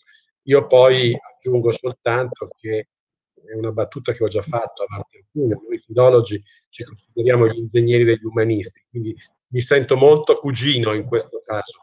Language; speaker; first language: Italian; native; Italian